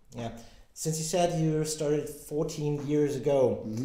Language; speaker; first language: English; non-native, fluent; German